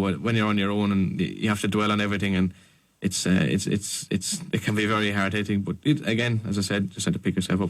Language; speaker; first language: English; native; English